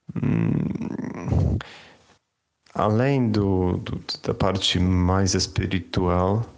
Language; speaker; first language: Portuguese; non-native, fluent; Polish